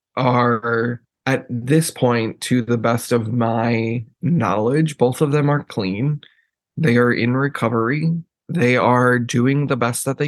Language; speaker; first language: English; native; English